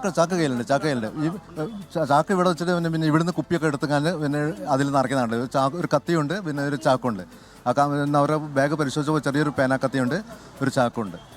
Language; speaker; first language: Malayalam; native; Malayalam